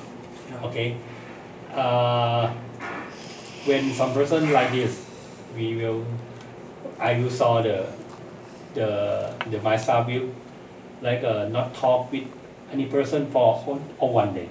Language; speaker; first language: English; non-native, learner; Thai